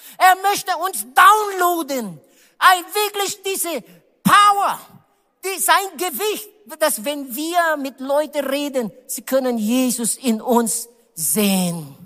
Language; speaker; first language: German; non-native, learner; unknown